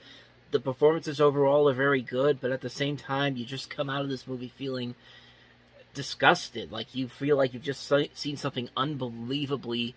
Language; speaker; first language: English; native; English